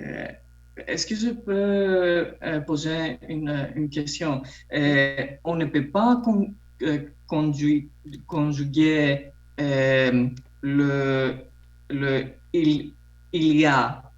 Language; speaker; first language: French; non-native, fluent; Polish